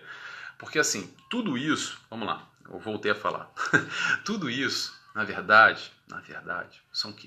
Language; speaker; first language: Portuguese; native; Portuguese